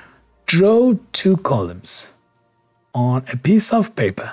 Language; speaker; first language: English; non-native, fluent; Persian